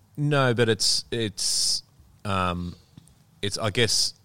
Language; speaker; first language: English; native; English